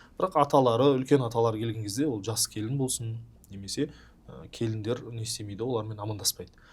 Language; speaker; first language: Kazakh; native; Kazakh